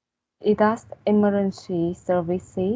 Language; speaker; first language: English; non-native, learner; Vietnamese